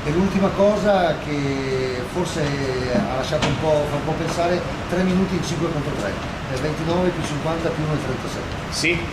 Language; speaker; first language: Italian; native; Italian